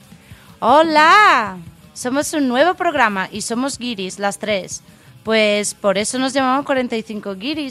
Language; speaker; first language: Spanish; non-native, fluent; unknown